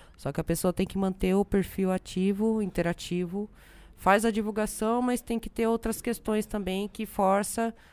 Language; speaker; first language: Portuguese; native; Portuguese